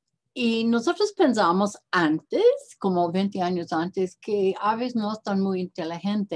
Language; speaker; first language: Spanish; non-native, learner; English